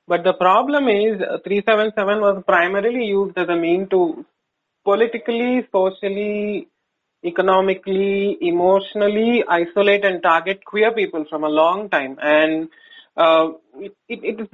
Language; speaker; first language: English; non-native, local second language; Kannada